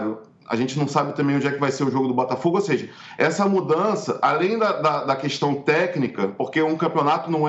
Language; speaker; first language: Portuguese; native; Portuguese